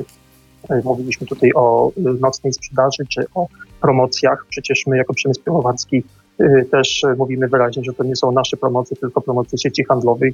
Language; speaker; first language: Polish; native; Polish